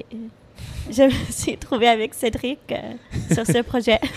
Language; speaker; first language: French; non-native, fluent; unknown